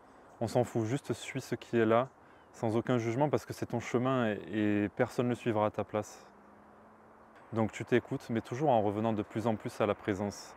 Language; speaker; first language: French; native; French